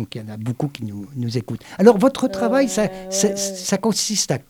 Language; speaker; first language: French; native; French